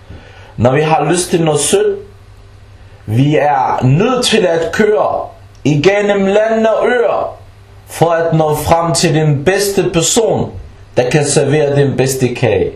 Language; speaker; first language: Danish; early bilingual, other home language; Arabic